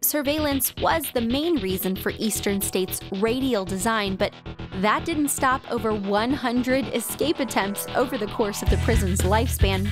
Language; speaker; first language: English; native; English